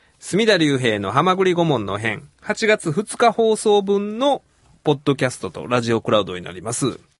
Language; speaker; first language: Japanese; native; Japanese